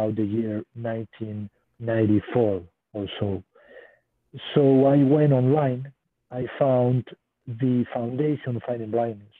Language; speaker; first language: English; non-native, fluent; Spanish